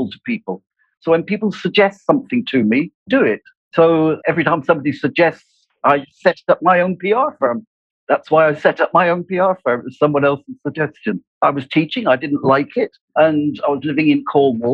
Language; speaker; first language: English; native; English